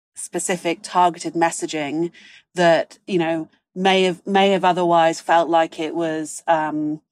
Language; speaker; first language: English; native; English